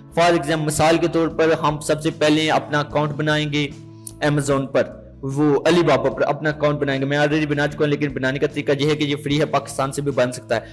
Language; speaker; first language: Urdu; non-native, local second language; Punjabi